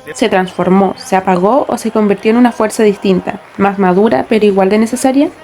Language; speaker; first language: Spanish; native; Spanish